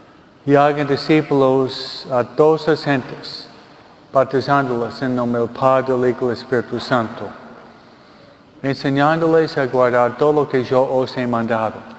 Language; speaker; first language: Spanish; non-native, fluent; English